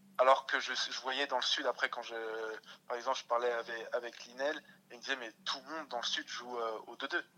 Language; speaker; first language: French; early bilingual, other home language; Russian